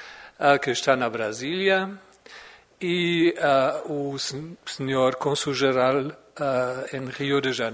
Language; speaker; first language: Portuguese; non-native, fluent; German